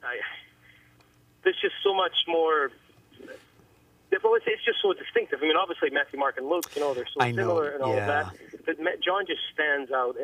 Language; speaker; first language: English; native; English